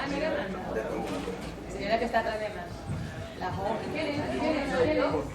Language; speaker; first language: Spanish; native; Spanish